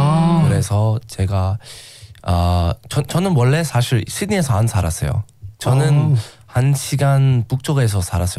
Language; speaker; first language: Korean; non-native, learner; English